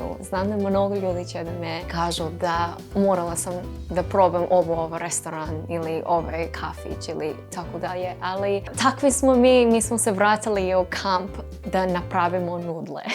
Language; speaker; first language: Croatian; non-native, learner; English